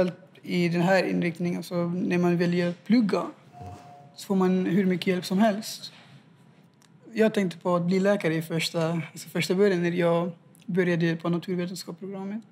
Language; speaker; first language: Swedish; non-native, fluent; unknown